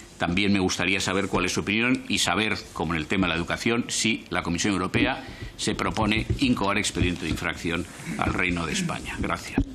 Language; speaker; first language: Spanish; native; Spanish